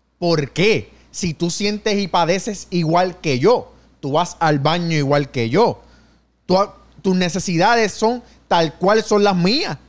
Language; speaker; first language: Spanish; native; Spanish